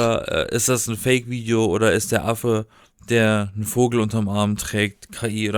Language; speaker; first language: German; native; German